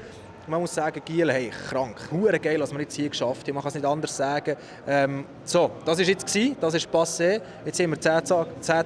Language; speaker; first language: German; native; German